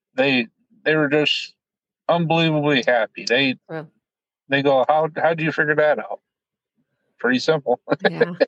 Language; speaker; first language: English; native; English